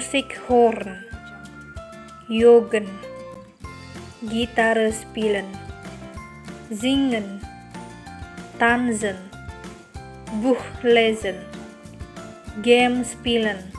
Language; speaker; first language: German; non-native, learner; Indonesian